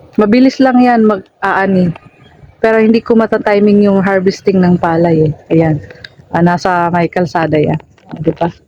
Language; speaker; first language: Filipino; non-native, local second language; Bikol